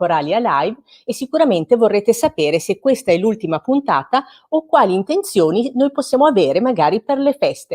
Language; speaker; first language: Italian; native; Italian